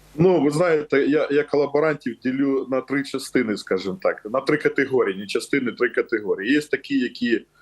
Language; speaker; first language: Ukrainian; native; Ukrainian